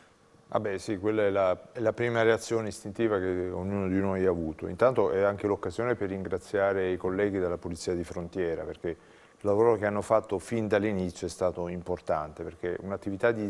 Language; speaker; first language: Italian; native; Italian